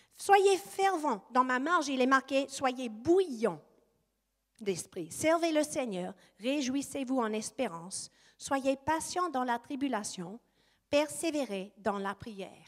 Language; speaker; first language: French; non-native, fluent; English